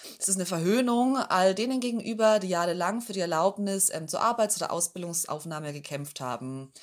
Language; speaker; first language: German; native; German